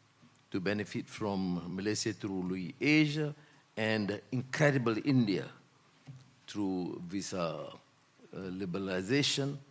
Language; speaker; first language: English; non-native, local second language; Malay